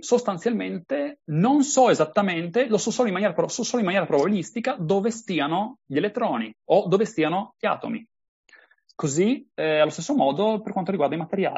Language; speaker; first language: Italian; native; Italian